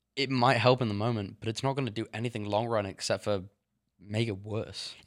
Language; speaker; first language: English; native; English